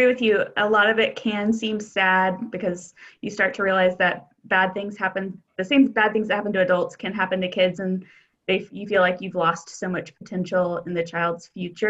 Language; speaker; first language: English; native; English